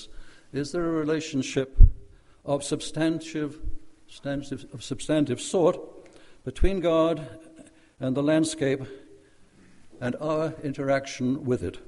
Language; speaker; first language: English; native; English